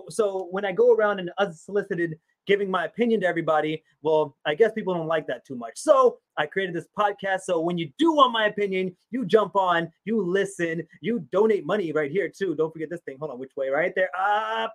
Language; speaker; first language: English; native; English